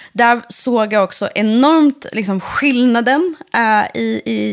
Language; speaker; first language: Swedish; early bilingual, other home language; Persian